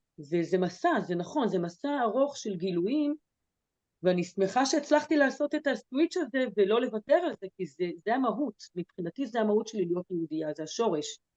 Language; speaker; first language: Hebrew; native; Hebrew